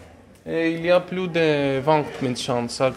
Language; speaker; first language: French; non-native, learner; Greek